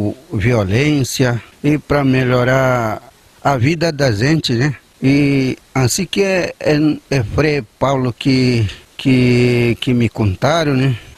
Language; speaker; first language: Portuguese; non-native, local second language; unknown